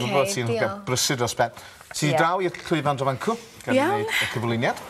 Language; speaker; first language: Welsh; native; Welsh